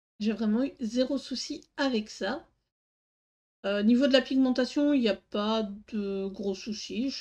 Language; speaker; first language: French; native; French